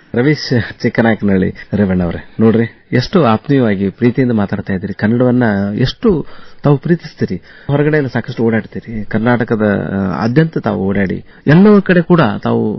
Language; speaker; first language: Kannada; native; Kannada